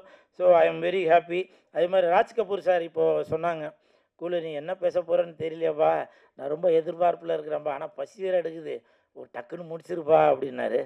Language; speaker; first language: Tamil; native; Tamil